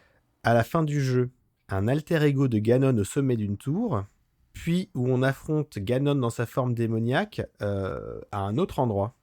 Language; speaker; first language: French; native; French